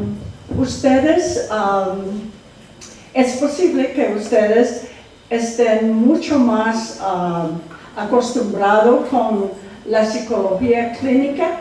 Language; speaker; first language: Spanish; non-native, fluent; English